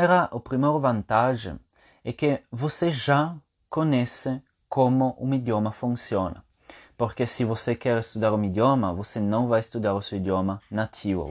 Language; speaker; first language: Portuguese; non-native, fluent; Italian